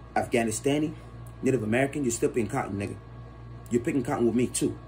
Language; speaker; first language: English; non-native, local second language; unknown